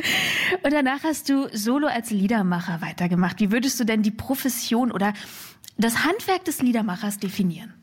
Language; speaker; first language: German; native; German